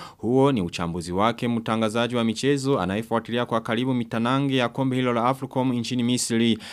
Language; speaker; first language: Swahili; non-native, local second language; Rundi